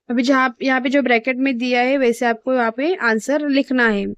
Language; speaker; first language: Hindi; non-native, local second language; Marathi